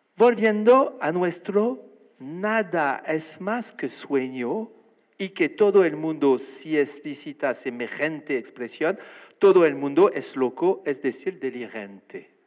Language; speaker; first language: Spanish; non-native, fluent; French